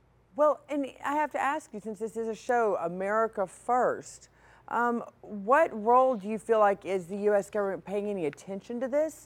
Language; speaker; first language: English; native; English